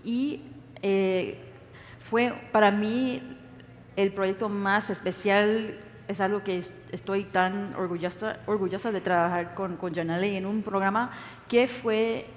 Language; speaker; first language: Spanish; early bilingual, heritage; English